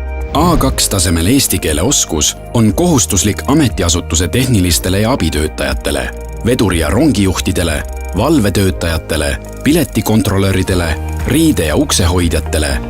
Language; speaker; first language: Estonian; native; Estonian